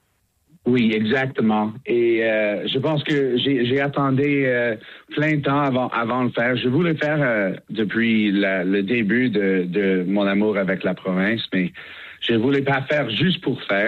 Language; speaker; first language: French; non-native, learner; English